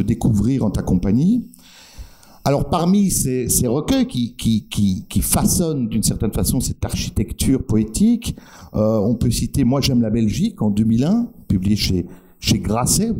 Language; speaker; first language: French; native; French